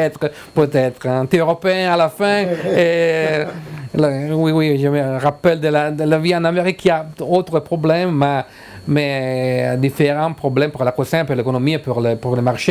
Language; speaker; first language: French; non-native, learner; Italian